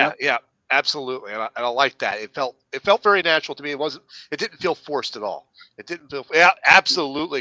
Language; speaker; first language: English; native; English